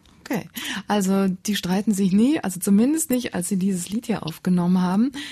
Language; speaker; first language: German; native; German